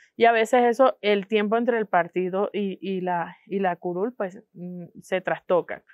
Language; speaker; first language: Spanish; non-native, local second language; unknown